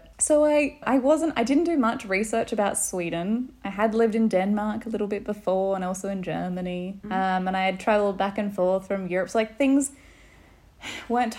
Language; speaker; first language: English; native; English